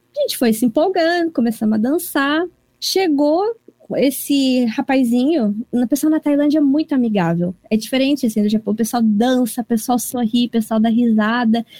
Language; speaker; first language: Portuguese; early bilingual, heritage; Portuguese